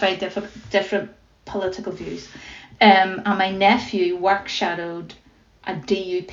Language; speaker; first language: English; native; English